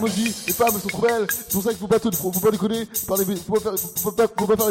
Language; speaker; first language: French; native; French